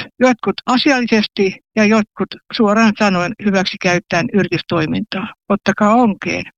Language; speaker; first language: Finnish; native; Finnish